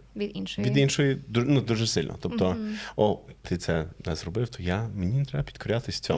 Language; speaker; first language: Ukrainian; non-native, fluent; English